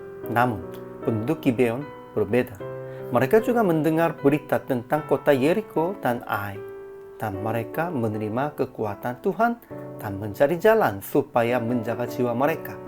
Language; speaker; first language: Indonesian; non-native, fluent; Korean